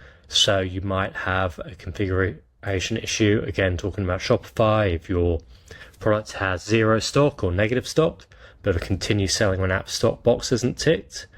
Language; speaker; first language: English; native; English